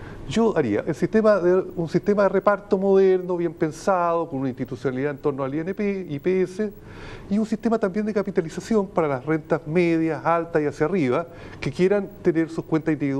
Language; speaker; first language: Spanish; native; Spanish